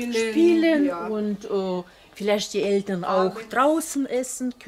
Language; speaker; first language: German; non-native, fluent; Russian